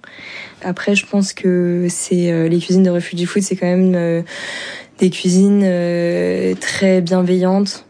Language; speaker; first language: French; early bilingual, other home language; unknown